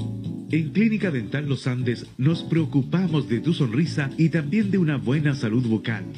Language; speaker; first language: Spanish; native; Spanish